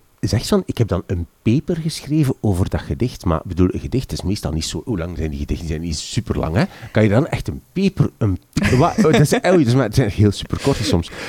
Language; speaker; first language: Dutch; native; Dutch